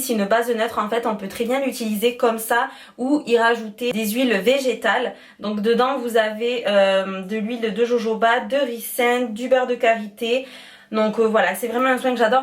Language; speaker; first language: French; native; French